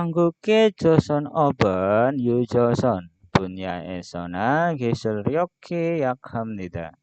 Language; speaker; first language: Korean; non-native, fluent; Indonesian